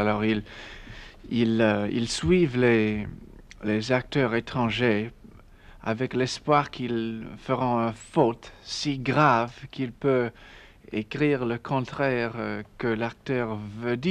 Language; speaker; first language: French; non-native, learner; English